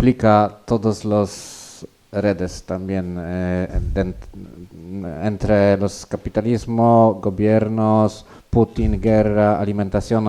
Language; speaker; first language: Spanish; non-native, learner; Polish